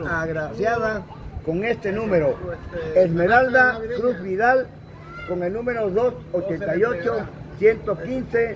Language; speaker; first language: Spanish; native; Spanish